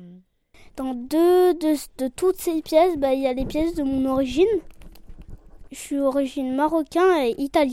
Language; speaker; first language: French; early bilingual, other home language; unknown